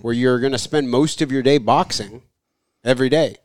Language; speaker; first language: English; native; English